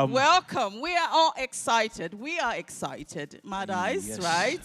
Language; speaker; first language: English; non-native, local second language; Igbo